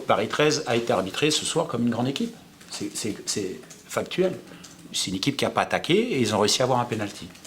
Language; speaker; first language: French; native; French